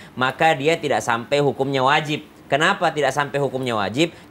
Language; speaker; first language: Indonesian; native; Indonesian